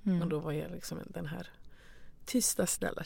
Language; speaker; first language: Swedish; non-native, fluent; Persian